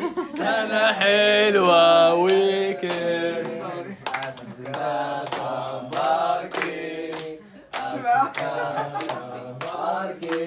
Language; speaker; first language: Arabic; native; Arabic